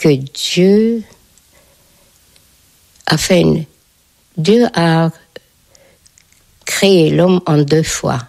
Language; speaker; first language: French; non-native, fluent; Hungarian